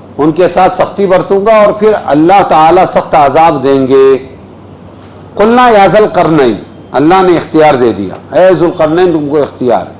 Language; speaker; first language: Urdu; native; Urdu